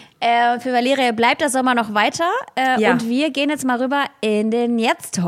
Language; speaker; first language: German; early bilingual, other home language; Russian